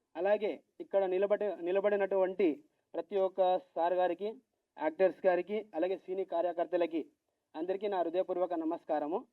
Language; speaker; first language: Telugu; non-native, local second language; Lambadi